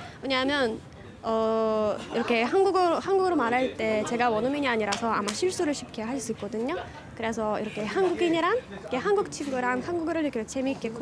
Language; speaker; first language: Korean; non-native, fluent; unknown